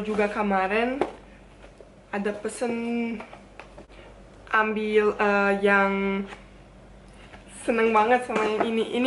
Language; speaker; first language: Indonesian; non-native, fluent; Bosnian